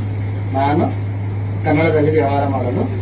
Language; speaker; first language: Kannada; non-native, learner; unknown